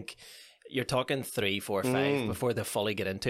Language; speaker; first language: English; native; English